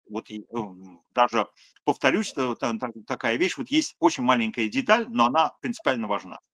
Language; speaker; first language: Russian; native; Russian